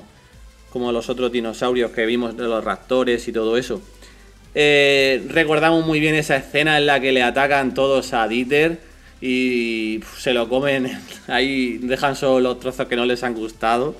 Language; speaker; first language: Spanish; native; Spanish